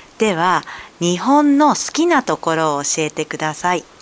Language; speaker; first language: Japanese; native; Japanese